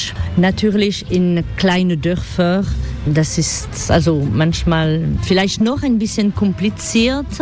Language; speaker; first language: German; non-native, fluent; French